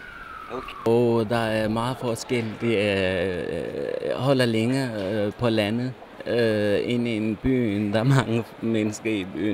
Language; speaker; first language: Danish; non-native, learner; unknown